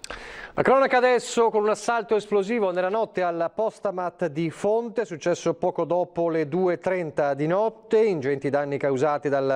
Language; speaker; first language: Italian; native; Italian